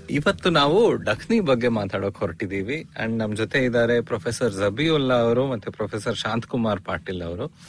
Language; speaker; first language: Kannada; native; Kannada